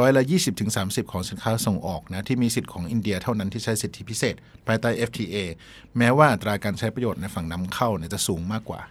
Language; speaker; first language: Thai; native; Thai